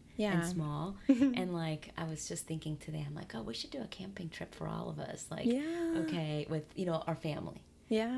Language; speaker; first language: English; non-native, fluent; Finnish